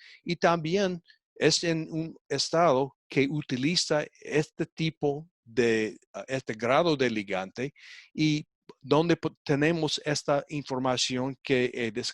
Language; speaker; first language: Spanish; non-native, fluent; English